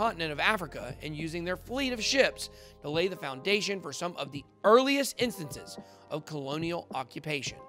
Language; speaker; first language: English; native; English